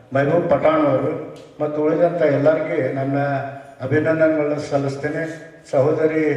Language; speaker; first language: Kannada; native; Kannada